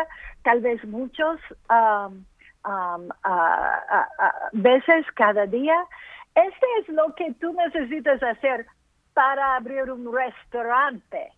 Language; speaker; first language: Spanish; early bilingual, heritage; English